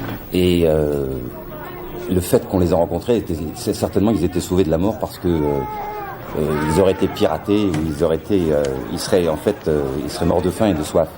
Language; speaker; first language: French; native; French